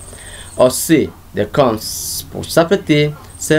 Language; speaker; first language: French; non-native, learner; Spanish